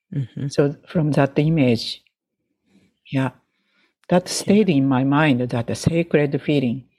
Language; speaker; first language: English; non-native, fluent; Japanese